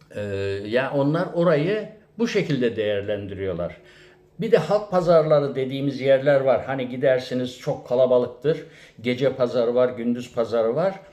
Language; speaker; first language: Turkish; native; Turkish